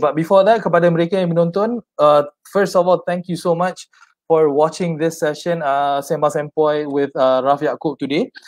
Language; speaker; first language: English; non-native, local second language; Malay